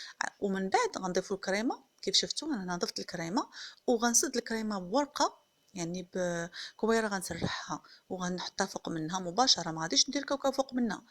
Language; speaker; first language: Arabic; native; Arabic